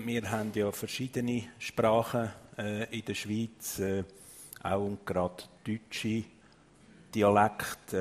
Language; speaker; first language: German; native; German